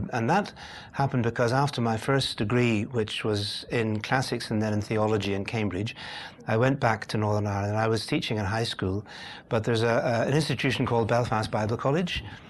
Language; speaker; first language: English; native; English